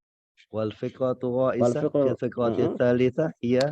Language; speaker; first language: Arabic; non-native, learner; Indonesian